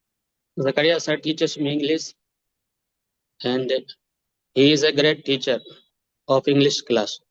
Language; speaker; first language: English; non-native, learner; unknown